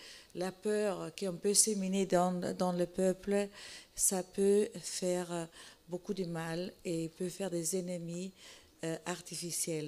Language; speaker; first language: French; non-native, fluent; Italian